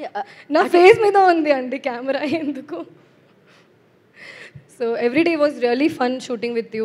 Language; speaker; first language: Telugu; non-native, fluent; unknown